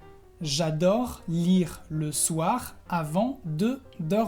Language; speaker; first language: French; non-native, fluent; Spanish